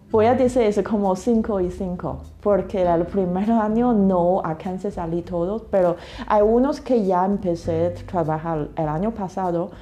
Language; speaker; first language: Spanish; non-native, fluent; Chinese